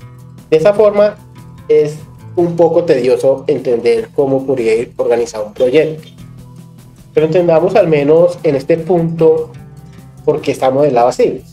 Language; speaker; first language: Spanish; native; Spanish